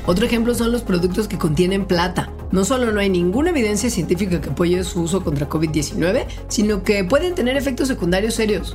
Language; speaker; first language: Spanish; native; Spanish